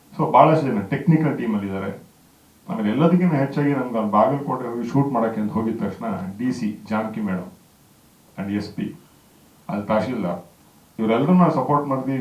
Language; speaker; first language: Kannada; native; Kannada